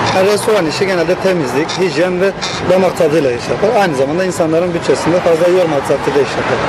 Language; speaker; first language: Turkish; native; Turkish